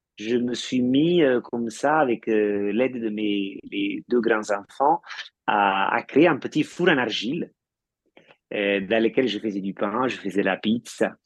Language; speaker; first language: French; non-native, fluent; Italian